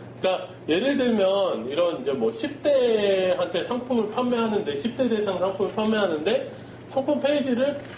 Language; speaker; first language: Korean; native; Korean